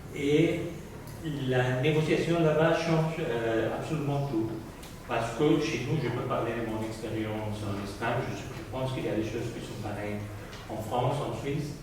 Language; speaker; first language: French; non-native, fluent; Spanish